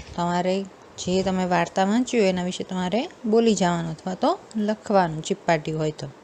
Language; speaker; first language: Hindi; non-native, local second language; Gujarati